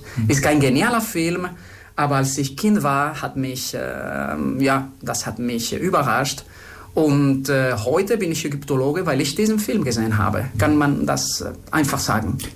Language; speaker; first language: German; non-native, fluent; Spanish